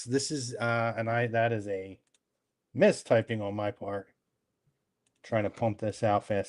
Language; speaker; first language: English; native; English